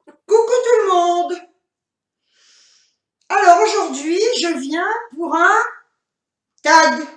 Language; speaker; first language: French; native; French